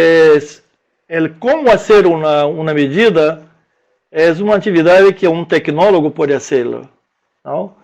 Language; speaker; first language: Spanish; non-native, learner; Portuguese